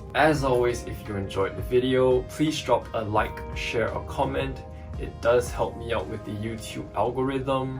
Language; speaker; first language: English; native; English